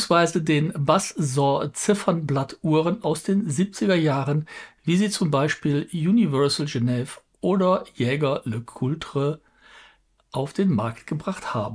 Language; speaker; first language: German; native; German